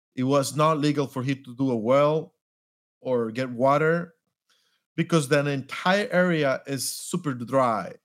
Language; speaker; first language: English; non-native, fluent; Spanish